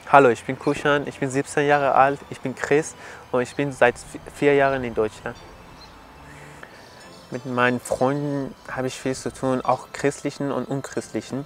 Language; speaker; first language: German; non-native, learner; Persian